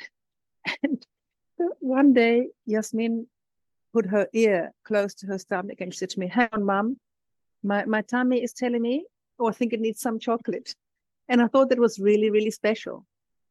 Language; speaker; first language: English; native; English